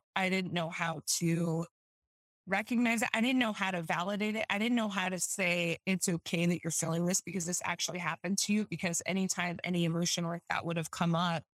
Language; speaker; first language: English; native; English